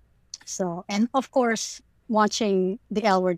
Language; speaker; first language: English; non-native, fluent; Indonesian